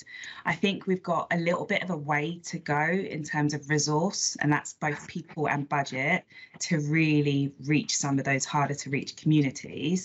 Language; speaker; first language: English; native; English